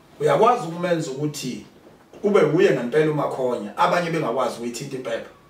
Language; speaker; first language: Zulu; native; Zulu